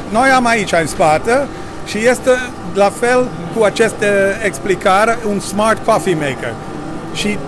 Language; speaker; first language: Romanian; non-native, learner; Dutch